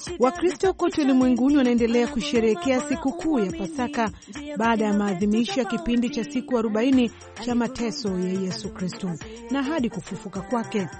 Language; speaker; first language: Swahili; native; Swahili